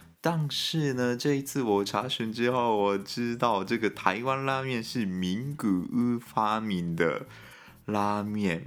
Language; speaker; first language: Chinese; non-native, fluent; Japanese